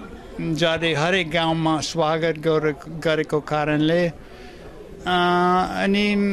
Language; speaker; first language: Nepali; non-native, fluent; German